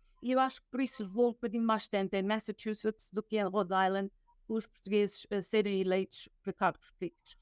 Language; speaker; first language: Portuguese; native; Portuguese